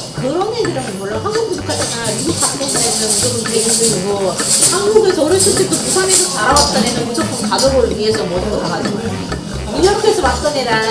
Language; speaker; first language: Korean; non-native, fluent; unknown